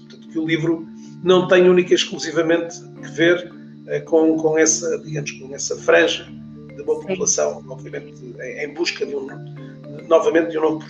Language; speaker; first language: Portuguese; native; Portuguese